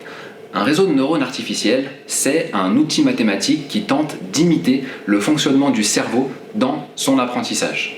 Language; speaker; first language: French; native; French